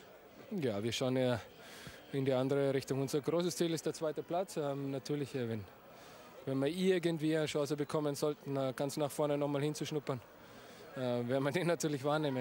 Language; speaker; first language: German; native; German